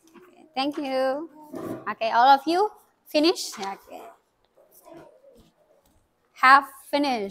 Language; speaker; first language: English; non-native, learner; Indonesian